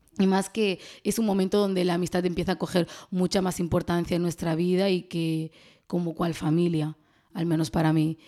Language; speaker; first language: Spanish; early bilingual, other home language; Arabic